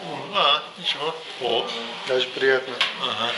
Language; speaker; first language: Russian; non-native, fluent; English